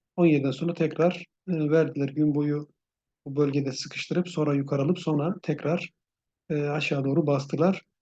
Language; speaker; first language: Turkish; native; Turkish